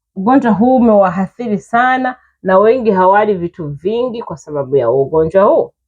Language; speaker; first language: Swahili; non-native, fluent; Kinyarwanda